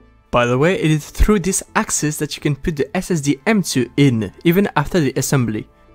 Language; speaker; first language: English; non-native, fluent; French